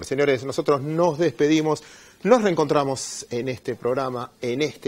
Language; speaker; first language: Spanish; native; Spanish